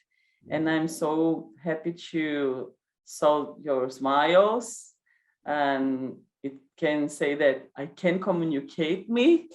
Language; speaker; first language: English; non-native, learner; Portuguese